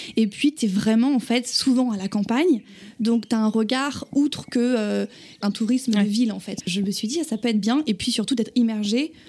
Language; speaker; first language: French; native; French